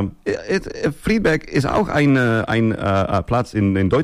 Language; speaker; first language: German; non-native, learner; Dutch